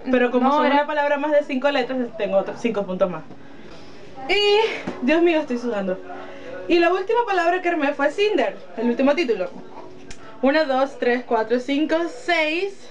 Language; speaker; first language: Spanish; native; Spanish